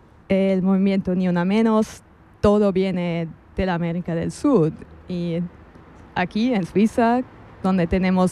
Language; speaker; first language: Spanish; non-native, fluent; German